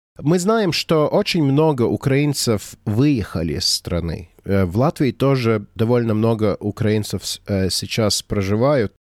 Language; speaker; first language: Russian; non-native, fluent; Latvian